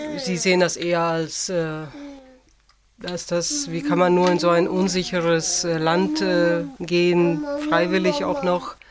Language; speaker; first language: German; early bilingual, other home language; Russian